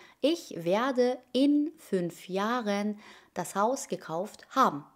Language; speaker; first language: German; non-native, fluent; Persian